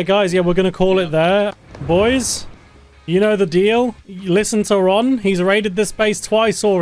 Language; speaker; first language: English; native; English